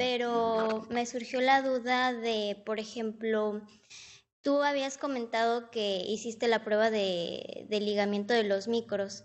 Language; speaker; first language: Spanish; native; Spanish